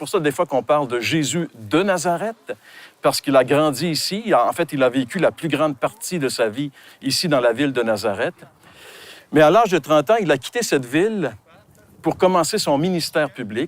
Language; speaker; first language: French; native; French